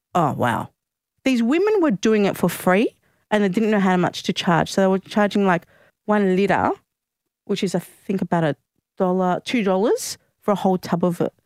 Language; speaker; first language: English; non-native, local second language; Greek